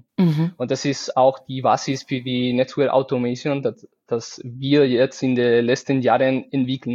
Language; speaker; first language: German; non-native, fluent; Spanish